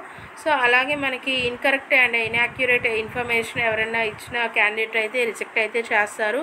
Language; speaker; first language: Telugu; native; Telugu